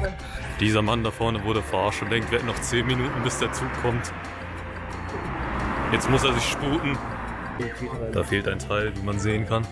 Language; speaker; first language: German; native; German